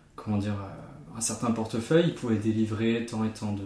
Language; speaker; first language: French; non-native, fluent; German